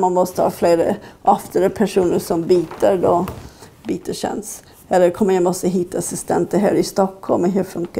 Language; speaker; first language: Swedish; non-native, fluent; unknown